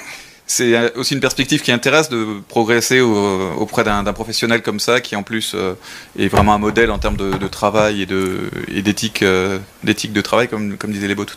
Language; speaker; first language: French; native; French